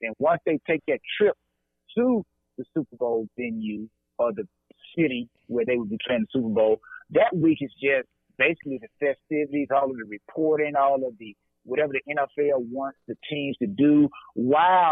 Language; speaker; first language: English; native; English